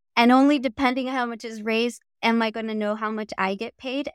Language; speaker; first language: English; native; English